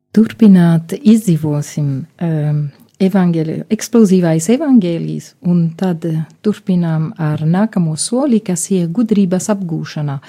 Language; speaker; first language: Latvian; non-native, fluent; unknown